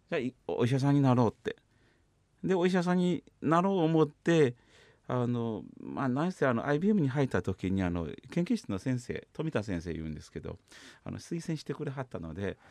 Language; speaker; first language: Japanese; non-native, fluent; Chinese